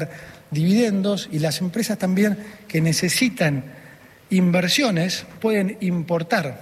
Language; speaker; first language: Spanish; native; Spanish